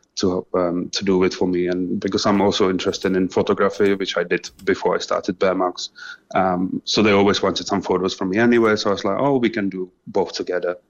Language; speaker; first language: English; non-native, fluent; Czech